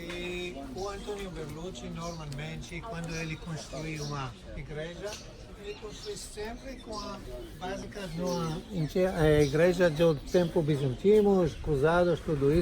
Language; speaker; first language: Portuguese; non-native, learner; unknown